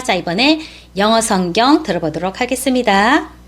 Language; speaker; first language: Korean; native; Korean